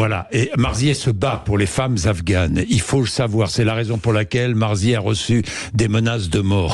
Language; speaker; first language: French; native; French